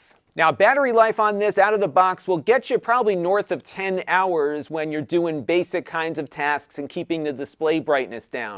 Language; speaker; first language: English; native; English